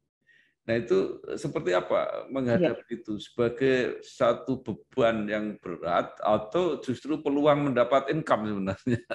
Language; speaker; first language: Indonesian; native; Indonesian